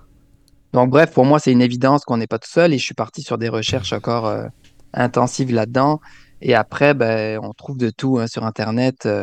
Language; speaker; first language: French; native; French